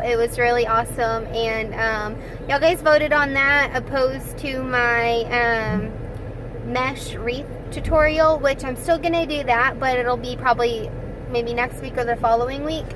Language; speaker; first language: English; native; English